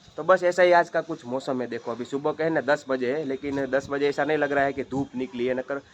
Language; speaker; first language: Hindi; non-native, local second language; Gujarati